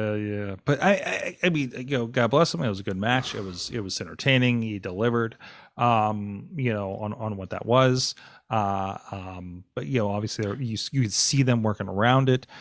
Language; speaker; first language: English; native; English